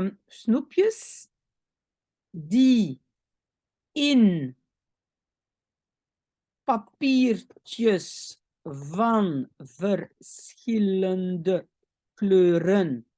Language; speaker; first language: Dutch; non-native, fluent; French